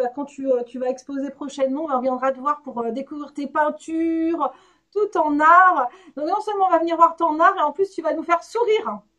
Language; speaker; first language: French; native; French